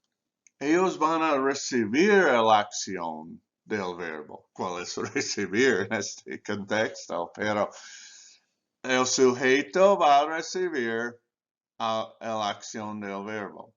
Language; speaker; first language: Spanish; non-native, fluent; English